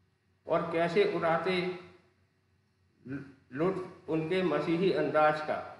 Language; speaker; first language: Hindi; native; Hindi